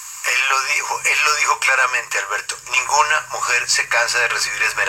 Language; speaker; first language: Spanish; native; Spanish